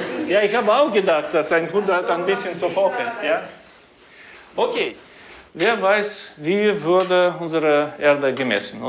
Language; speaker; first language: German; non-native, fluent; Russian